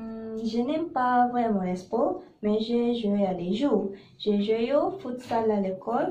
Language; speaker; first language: French; non-native, learner; Malay